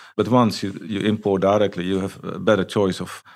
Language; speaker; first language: English; non-native, fluent; Dutch